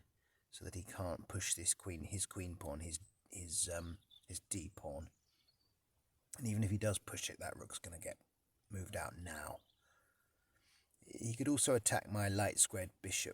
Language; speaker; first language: English; native; English